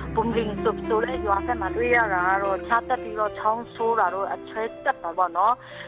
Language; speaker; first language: Burmese; non-native, local second language; Kachin